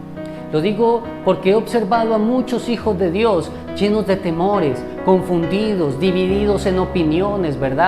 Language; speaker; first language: Spanish; native; Spanish